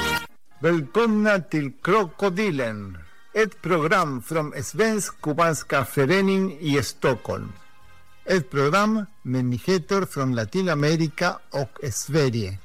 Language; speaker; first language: Swedish; non-native, fluent; Spanish